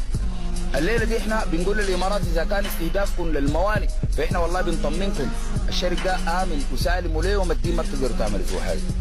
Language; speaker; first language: Arabic; native; Arabic